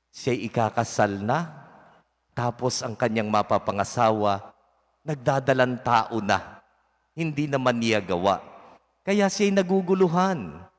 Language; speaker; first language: Filipino; native; Filipino